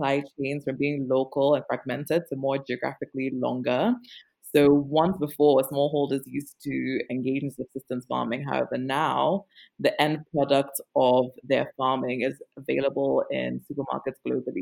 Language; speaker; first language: English; non-native, local second language; Akan